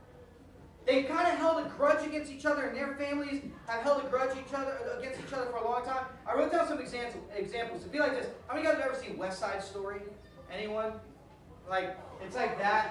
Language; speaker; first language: English; native; English